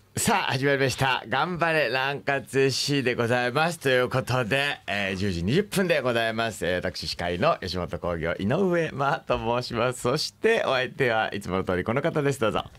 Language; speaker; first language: Japanese; native; Japanese